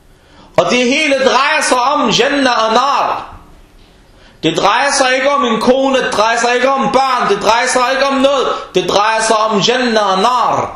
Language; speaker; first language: Danish; early bilingual, other home language; Arabic